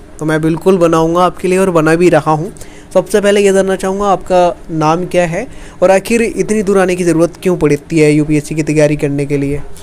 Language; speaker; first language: Hindi; native; Hindi